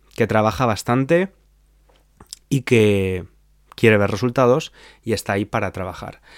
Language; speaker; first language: Spanish; native; Spanish